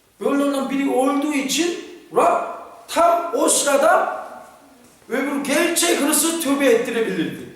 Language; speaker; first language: Turkish; non-native, fluent; Korean